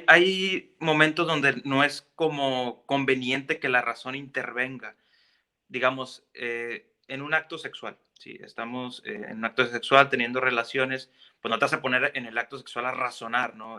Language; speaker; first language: Spanish; native; Spanish